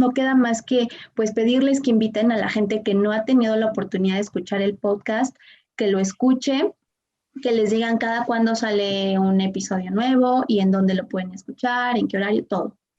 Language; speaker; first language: Spanish; native; Spanish